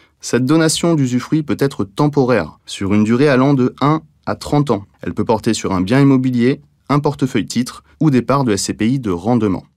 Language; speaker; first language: French; native; French